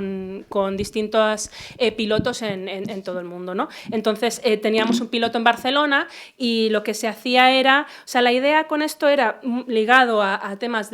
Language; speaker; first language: Spanish; native; Spanish